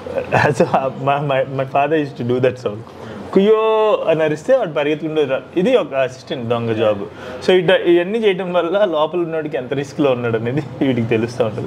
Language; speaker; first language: Telugu; native; Telugu